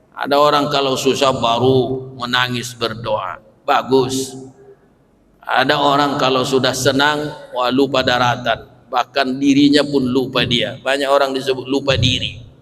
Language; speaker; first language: Malay; non-native, local second language; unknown